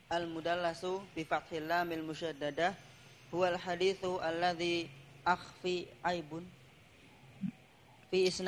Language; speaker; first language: Arabic; non-native, learner; Indonesian